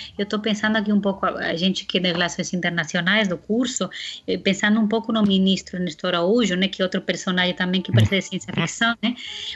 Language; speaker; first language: Portuguese; non-native, fluent; Spanish